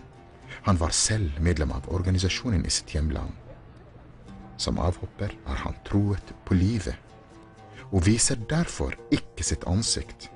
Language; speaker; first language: Norwegian; non-native, fluent; Arabic